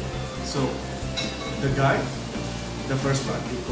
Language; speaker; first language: English; non-native, learner; Indonesian